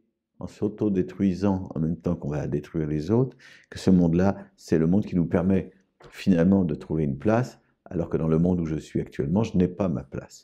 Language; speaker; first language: French; native; French